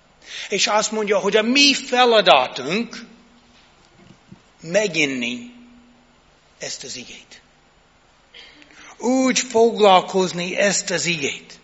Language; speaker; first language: Hungarian; non-native, fluent; English